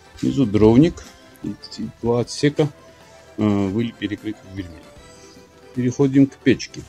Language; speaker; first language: Russian; non-native, local second language; Georgian